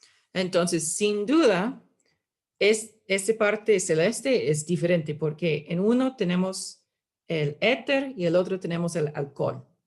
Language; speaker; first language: Spanish; non-native, fluent; English